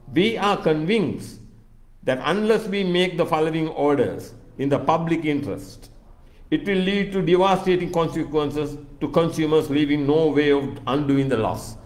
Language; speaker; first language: English; non-native, local second language; Sinhala